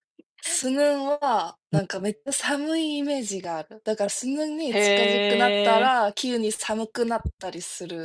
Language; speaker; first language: Japanese; non-native, fluent; Korean